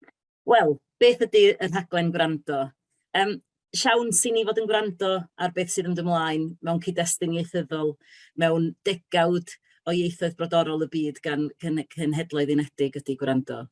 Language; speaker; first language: Welsh; native; Welsh